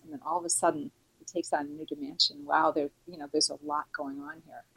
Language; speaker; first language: English; native; English